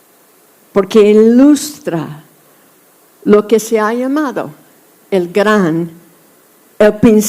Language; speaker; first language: Spanish; non-native, fluent; English